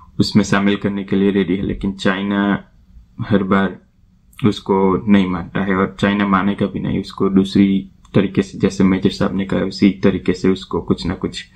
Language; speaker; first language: Hindi; native; Hindi